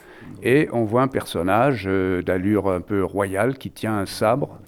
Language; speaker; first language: French; native; French